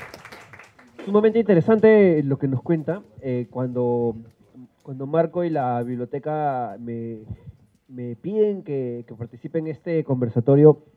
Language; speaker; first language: Spanish; native; Spanish